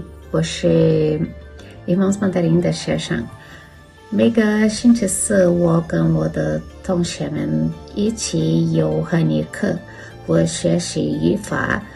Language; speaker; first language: Chinese; non-native, learner; Portuguese